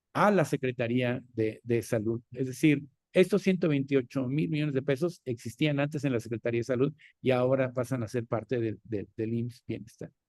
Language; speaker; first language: Spanish; native; Spanish